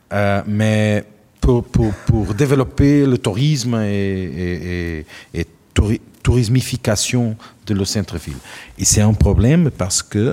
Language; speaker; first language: French; non-native, learner; Portuguese